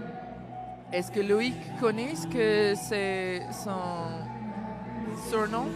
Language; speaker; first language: French; non-native, fluent; English